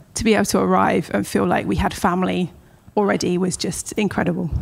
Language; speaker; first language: English; native; English